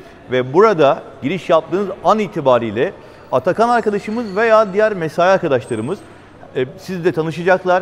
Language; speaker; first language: Turkish; native; Turkish